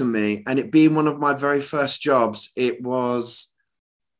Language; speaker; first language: English; native; English